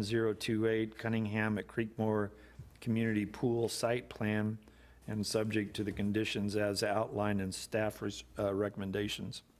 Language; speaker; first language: English; native; English